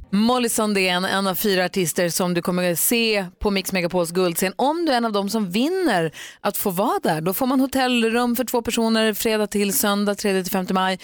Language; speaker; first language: Swedish; native; Swedish